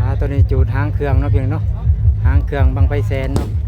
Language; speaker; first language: Thai; non-native, local second language; Lao